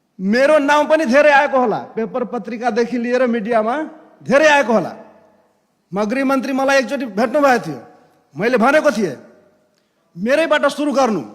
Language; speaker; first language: Nepali; non-native, local second language; Maithili